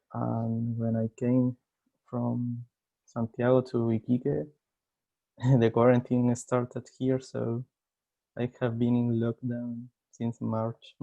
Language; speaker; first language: English; non-native, learner; Spanish